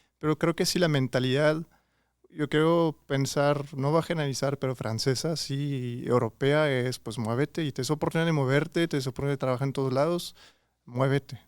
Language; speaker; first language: Spanish; non-native, fluent; French